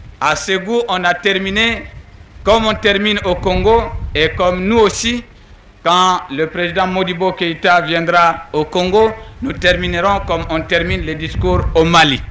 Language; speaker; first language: French; non-native, local second language; Kongo